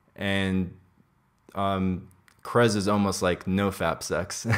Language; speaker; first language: English; native; English